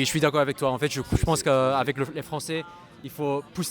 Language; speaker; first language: French; non-native, fluent; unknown